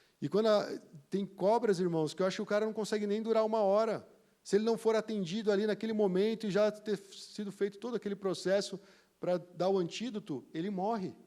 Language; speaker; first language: Portuguese; native; Portuguese